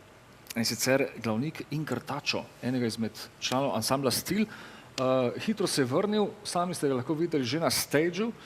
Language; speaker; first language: Slovenian; native; Slovenian